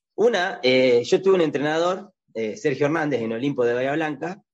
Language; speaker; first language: Spanish; native; Spanish